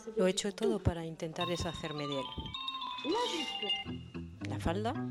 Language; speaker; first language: Spanish; non-native, fluent; French